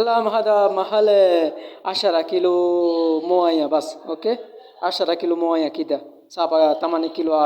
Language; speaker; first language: Arabic; non-native, learner; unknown